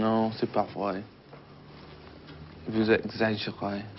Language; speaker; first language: French; non-native, learner; English